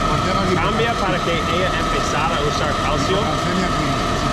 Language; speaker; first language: Spanish; non-native, learner; English